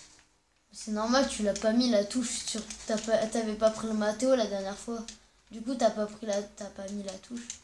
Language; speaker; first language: French; native; French